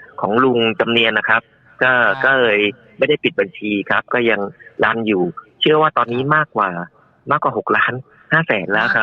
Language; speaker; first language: Thai; native; Thai